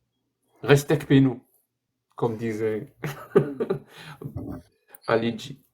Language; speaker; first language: French; native; French